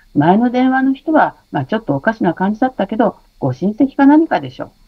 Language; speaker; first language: Japanese; native; Japanese